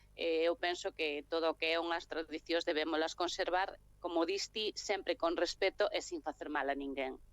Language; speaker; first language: Galician; native; Galician